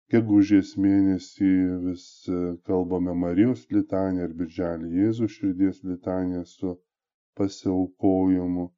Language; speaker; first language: Lithuanian; native; Lithuanian